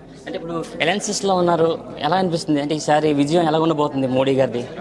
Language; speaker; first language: Telugu; native; Telugu